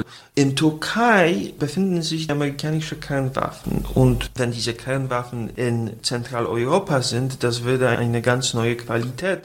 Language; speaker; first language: German; non-native, fluent; Polish